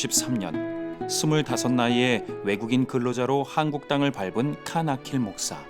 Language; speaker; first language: Korean; native; Korean